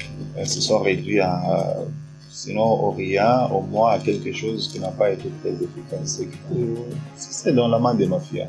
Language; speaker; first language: French; non-native, fluent; Portuguese